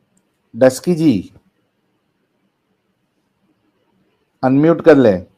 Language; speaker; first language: Hindi; native; Hindi